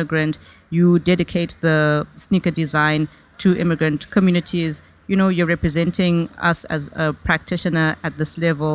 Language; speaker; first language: English; native; English